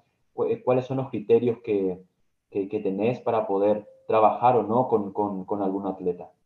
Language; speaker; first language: Spanish; native; Spanish